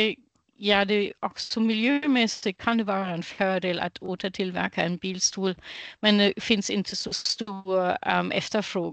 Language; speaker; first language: Swedish; non-native, fluent; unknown